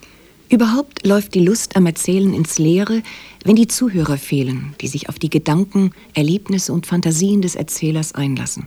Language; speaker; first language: German; native; German